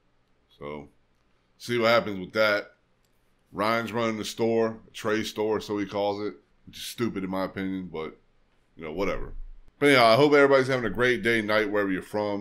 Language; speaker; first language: English; native; English